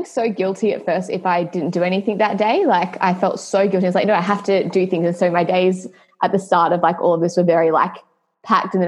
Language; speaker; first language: English; native; English